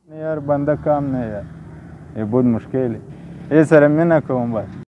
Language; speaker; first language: Hindi; non-native, local second language; Punjabi